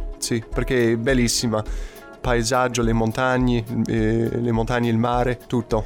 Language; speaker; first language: Italian; non-native, fluent; English